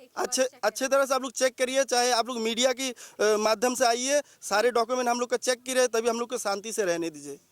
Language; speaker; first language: Hindi; non-native, local second language; Bangla